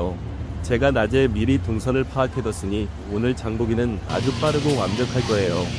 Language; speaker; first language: Korean; native; Korean